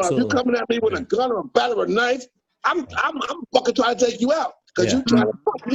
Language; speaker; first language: English; native; English